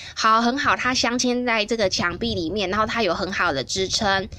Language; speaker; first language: Chinese; native; Chinese